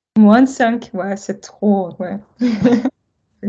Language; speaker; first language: French; non-native, fluent; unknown